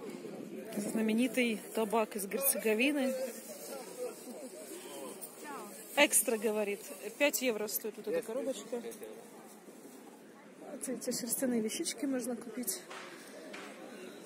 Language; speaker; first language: Russian; native; Russian